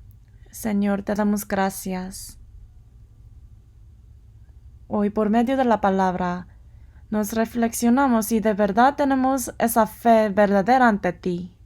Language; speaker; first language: Spanish; non-native, fluent; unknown